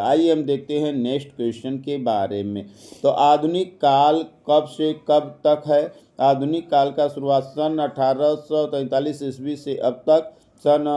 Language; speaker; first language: Hindi; native; Hindi